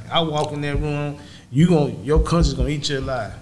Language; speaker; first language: English; native; English